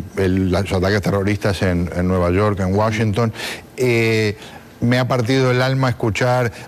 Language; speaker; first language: Spanish; native; Spanish